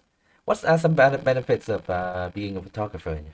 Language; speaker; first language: English; non-native, fluent; Vietnamese